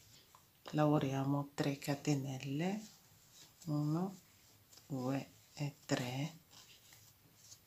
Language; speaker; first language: Italian; non-native, fluent; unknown